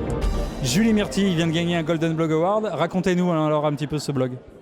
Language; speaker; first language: French; native; French